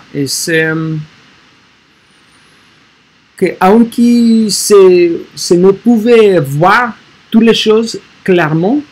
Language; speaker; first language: French; non-native, learner; English